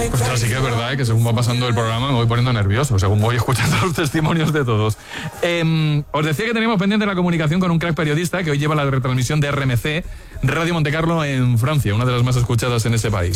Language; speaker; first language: Spanish; native; Spanish